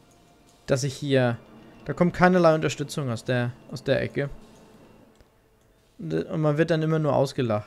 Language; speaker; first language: German; native; German